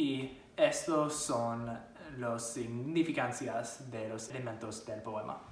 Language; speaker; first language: Spanish; non-native, learner; English